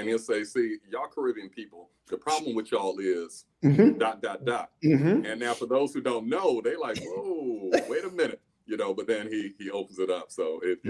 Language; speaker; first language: English; native; English